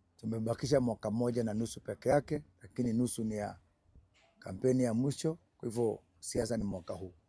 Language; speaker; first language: Swahili; native; Swahili